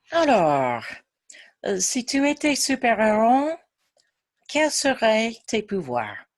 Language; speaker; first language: French; non-native, fluent; English